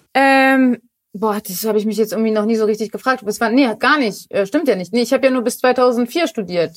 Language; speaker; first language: German; early bilingual, other home language; Polish